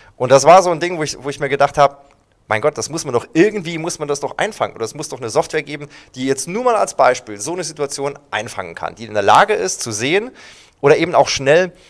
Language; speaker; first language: German; native; German